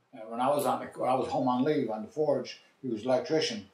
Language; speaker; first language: English; native; English